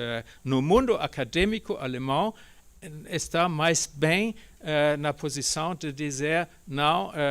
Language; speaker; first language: Portuguese; non-native, fluent; German